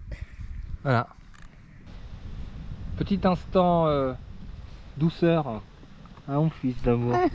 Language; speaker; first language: French; native; French